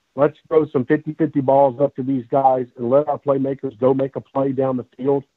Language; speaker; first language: English; native; English